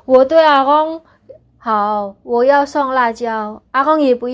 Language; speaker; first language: Chinese; non-native, learner; Indonesian